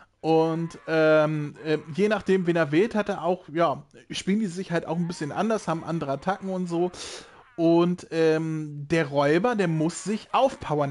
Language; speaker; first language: German; native; German